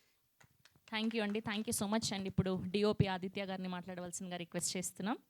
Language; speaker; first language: Telugu; native; Telugu